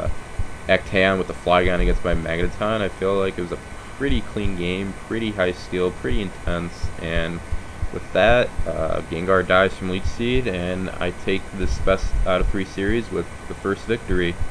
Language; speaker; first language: English; native; English